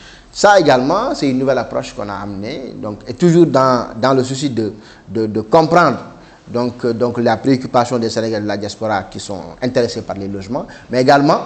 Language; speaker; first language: French; non-native, local second language; Wolof